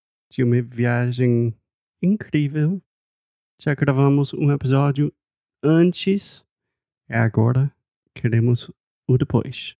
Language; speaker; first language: Portuguese; non-native, fluent; English